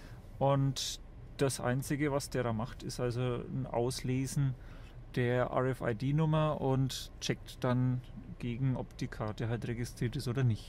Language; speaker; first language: German; native; German